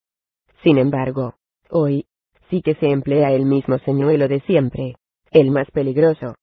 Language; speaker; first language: Spanish; native; Spanish